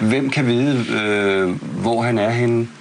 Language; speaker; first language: Danish; native; Danish